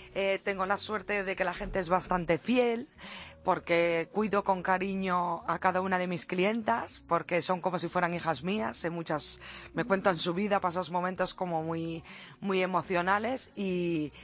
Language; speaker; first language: Spanish; native; Spanish